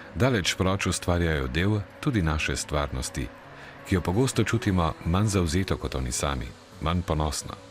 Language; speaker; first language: Slovenian; native; Slovenian